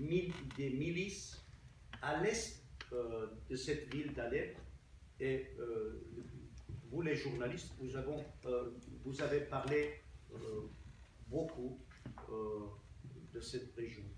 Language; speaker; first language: French; non-native, fluent; Armenian